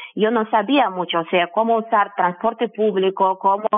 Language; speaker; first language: Spanish; non-native, fluent; Russian